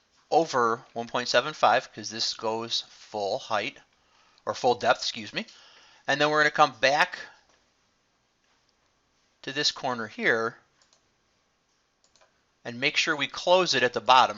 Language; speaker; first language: English; native; English